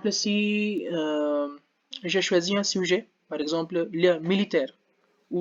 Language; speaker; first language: French; non-native, learner; Hindi